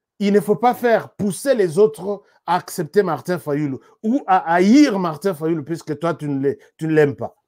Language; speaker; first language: French; non-native, local second language; Lingala